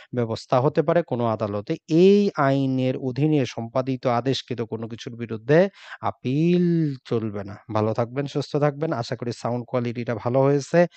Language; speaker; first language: Bangla; native; Bangla